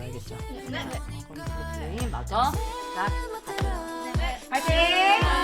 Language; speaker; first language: Korean; native; Korean